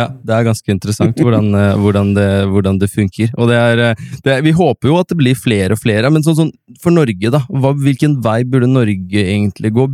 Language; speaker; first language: Norwegian; native; Norwegian